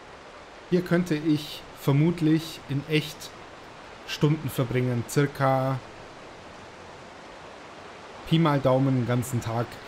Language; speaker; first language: German; native; German